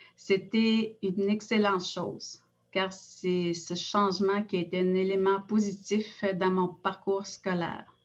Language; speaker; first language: French; non-native, local second language; Innu-aimun